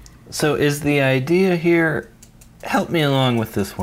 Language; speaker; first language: English; native; English